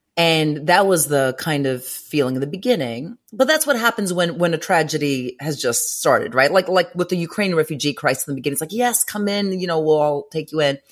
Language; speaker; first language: English; early bilingual, other home language; Greek